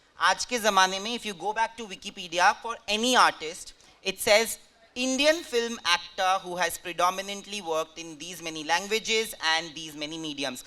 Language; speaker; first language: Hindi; non-native, local second language; Bangla